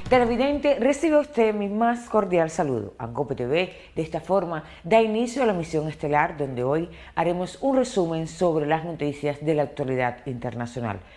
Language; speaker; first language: Spanish; non-native, fluent; Portuguese